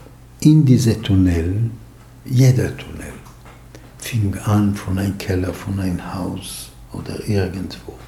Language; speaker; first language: German; non-native, fluent; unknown